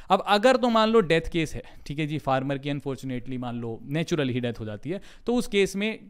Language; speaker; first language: Hindi; native; Hindi